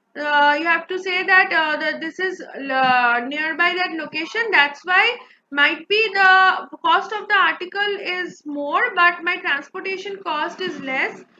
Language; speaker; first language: English; non-native, local second language; Bangla